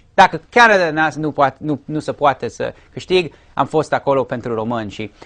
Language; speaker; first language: Romanian; early bilingual, heritage; English